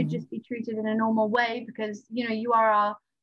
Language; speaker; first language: English; non-native, local second language; Nepali